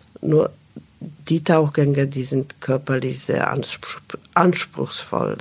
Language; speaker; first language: German; non-native, fluent; Polish